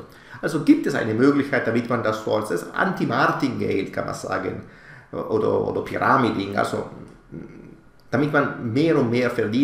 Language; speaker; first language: German; non-native, fluent; Italian